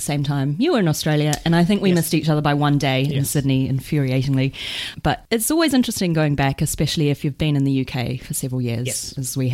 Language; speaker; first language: English; native; English